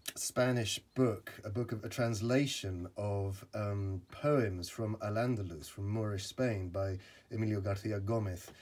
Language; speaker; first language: English; native; English